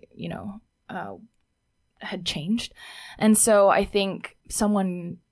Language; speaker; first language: English; native; English